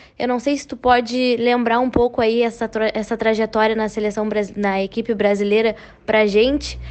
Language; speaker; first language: Portuguese; native; Portuguese